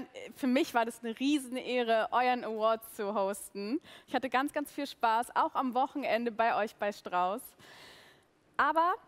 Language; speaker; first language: German; native; German